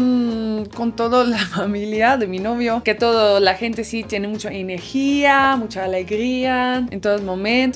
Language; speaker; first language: Spanish; non-native, fluent; Dutch